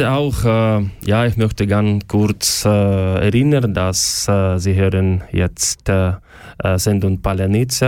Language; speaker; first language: German; non-native, learner; Ukrainian